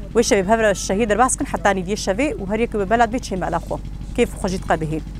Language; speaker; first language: Kurdish; native; Kurdish